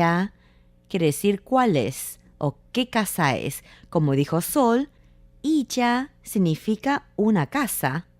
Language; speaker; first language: Spanish; non-native, fluent; Chinese